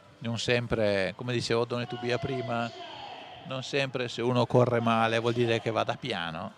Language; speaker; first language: Italian; native; Italian